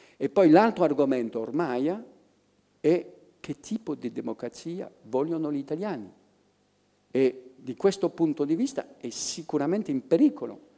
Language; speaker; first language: Italian; non-native, fluent; French